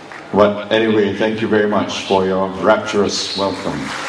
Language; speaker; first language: English; non-native, local second language; Malay